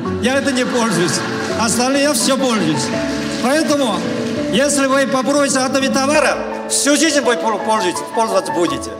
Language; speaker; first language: Russian; non-native, learner; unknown